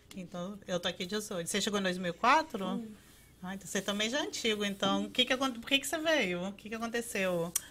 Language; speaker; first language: Portuguese; native; Portuguese